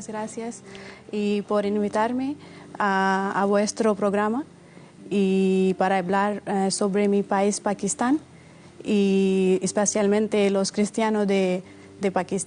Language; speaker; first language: Spanish; non-native, fluent; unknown